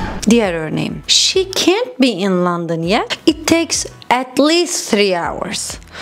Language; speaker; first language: English; non-native, fluent; Turkish